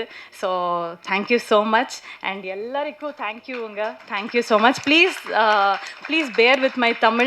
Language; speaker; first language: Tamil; non-native, learner; Kannada